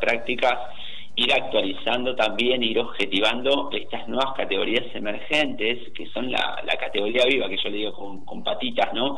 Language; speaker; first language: Spanish; native; Spanish